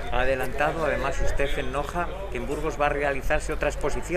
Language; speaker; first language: Spanish; native; Spanish